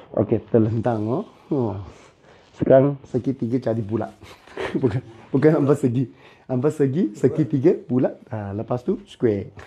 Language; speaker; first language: Malay; non-native, local second language; Chinese